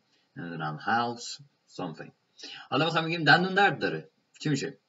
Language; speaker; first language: Persian; native; Persian